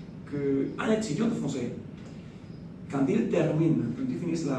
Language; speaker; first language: French; non-native, fluent; Spanish